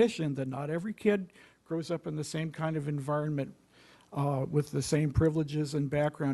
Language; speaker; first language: English; native; English